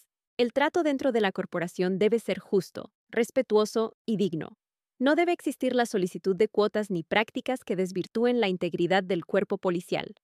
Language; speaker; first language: Spanish; native; Spanish